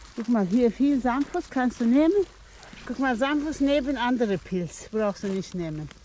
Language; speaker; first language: German; non-native, learner; Turkish